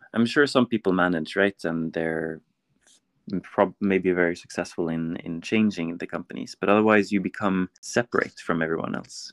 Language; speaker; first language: English; non-native, fluent; Norwegian